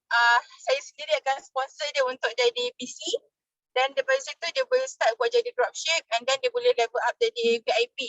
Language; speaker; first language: Malay; native; Malay